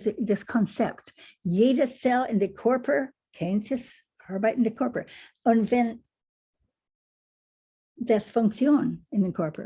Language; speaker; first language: German; non-native, learner; English